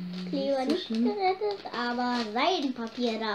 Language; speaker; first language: German; native; German